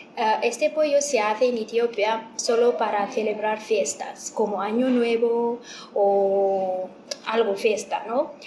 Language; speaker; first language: Spanish; non-native, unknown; Amharic